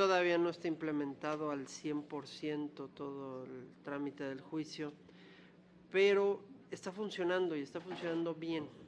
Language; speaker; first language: Spanish; native; Spanish